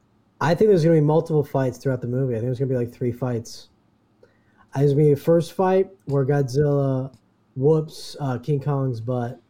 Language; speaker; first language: English; native; English